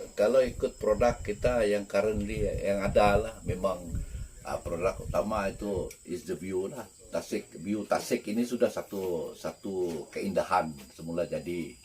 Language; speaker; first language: Malay; non-native, local second language; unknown